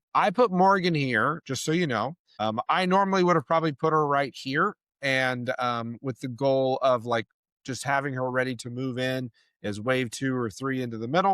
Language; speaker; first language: English; native; English